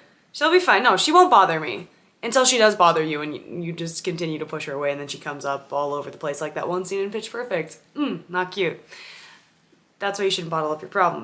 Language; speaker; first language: English; native; English